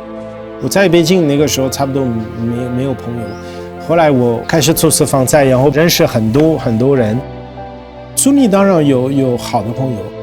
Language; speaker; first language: Chinese; non-native, fluent; French